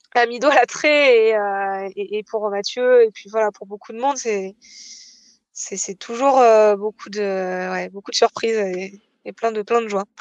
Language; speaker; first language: French; native; French